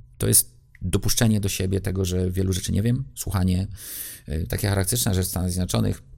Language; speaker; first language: Polish; native; Polish